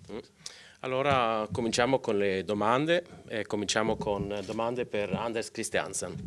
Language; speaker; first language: Italian; non-native, local second language; Swedish